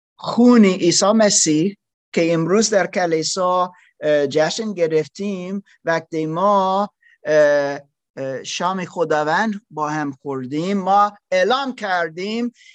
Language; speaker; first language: Persian; non-native, learner; German